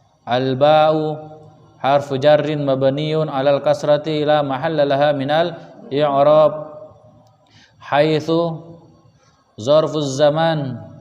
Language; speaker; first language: Arabic; non-native, fluent; Indonesian